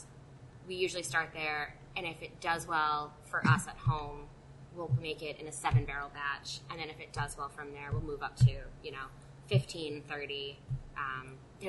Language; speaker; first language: English; native; English